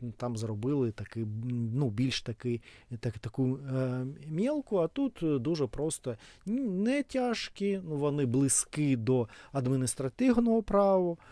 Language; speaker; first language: Ukrainian; non-native, local second language; Russian